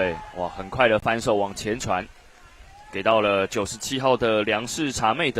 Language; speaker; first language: Chinese; native; Chinese